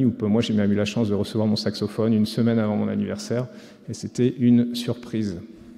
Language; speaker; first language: French; native; French